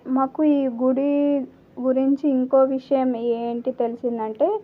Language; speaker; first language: Telugu; non-native, learner; Marathi